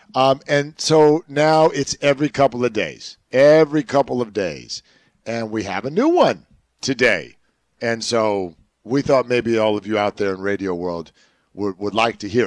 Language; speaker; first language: English; native; English